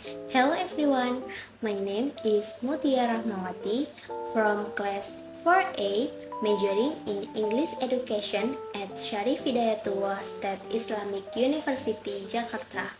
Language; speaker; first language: English; non-native, fluent; Indonesian